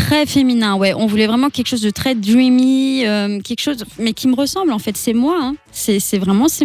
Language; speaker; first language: French; native; French